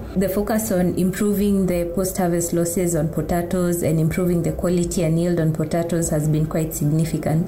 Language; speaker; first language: English; non-native, local second language; Kikuyu